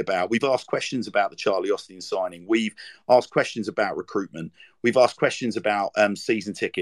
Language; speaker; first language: English; native; English